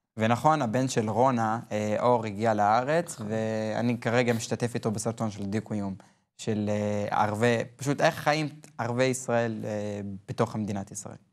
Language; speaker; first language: Hebrew; non-native, local second language; Arabic